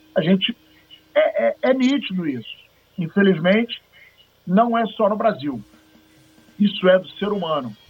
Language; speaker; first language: Portuguese; native; Portuguese